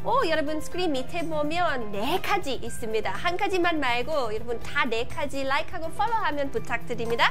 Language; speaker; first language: Korean; non-native, learner; English